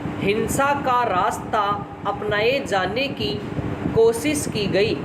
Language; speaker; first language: Hindi; native; Hindi